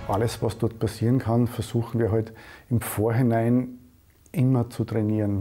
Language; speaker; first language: German; native; German